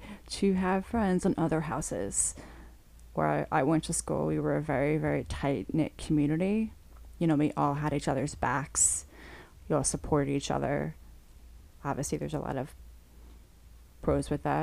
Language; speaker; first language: English; native; English